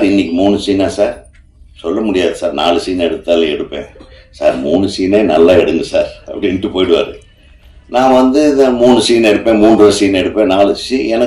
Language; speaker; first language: Tamil; native; Tamil